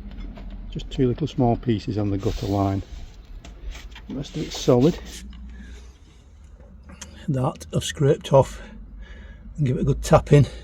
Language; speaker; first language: English; native; English